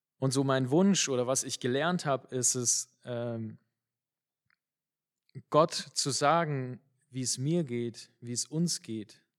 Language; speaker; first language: German; native; German